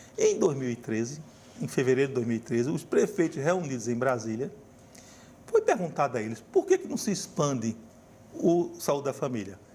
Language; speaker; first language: Portuguese; native; Portuguese